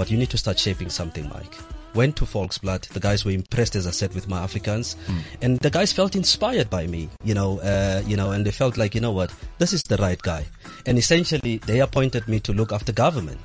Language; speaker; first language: English; non-native, local second language; Southern Sotho